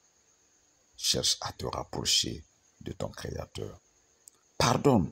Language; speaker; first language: French; non-native, local second language; Mossi